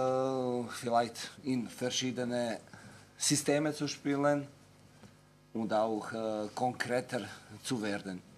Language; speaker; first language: German; non-native, fluent; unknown